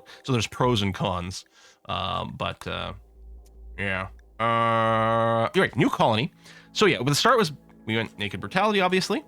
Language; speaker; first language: English; native; English